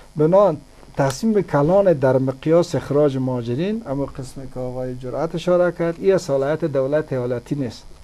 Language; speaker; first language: Persian; native; Persian